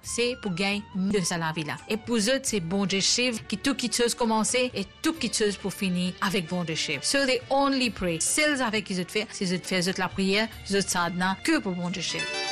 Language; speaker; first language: French; native; French